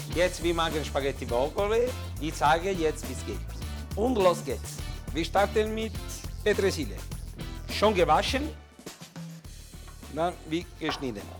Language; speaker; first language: German; non-native, learner; Italian